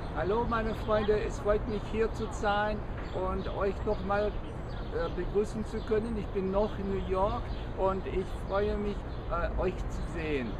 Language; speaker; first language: German; non-native, fluent; English